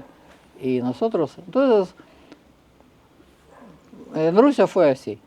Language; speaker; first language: Spanish; non-native, fluent; Russian